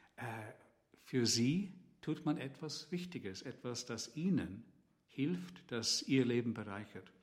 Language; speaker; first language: German; non-native, fluent; English